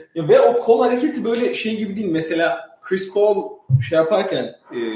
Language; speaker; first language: Turkish; native; Turkish